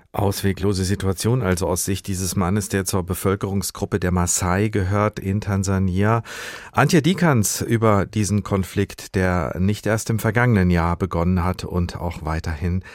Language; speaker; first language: German; native; German